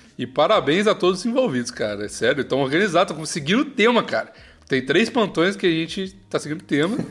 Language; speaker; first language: Portuguese; native; Portuguese